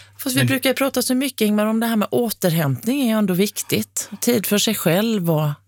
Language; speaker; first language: Swedish; native; Swedish